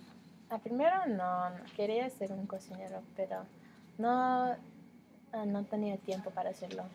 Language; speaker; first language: Spanish; non-native, learner; English